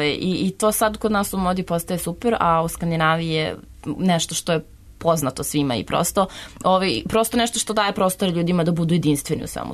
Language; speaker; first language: Serbian; native; Serbian